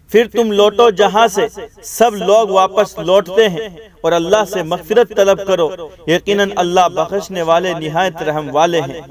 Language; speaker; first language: Urdu; native; Urdu